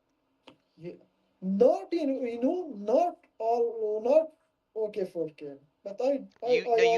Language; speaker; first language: English; non-native, learner; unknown